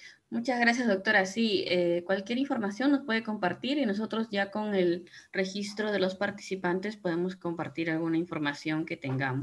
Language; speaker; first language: Spanish; native; Spanish